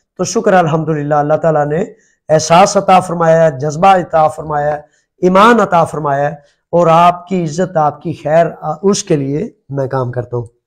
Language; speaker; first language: Urdu; non-native, local second language; Punjabi